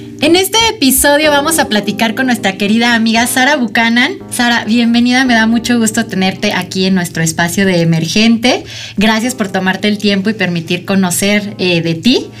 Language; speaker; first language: Spanish; native; Spanish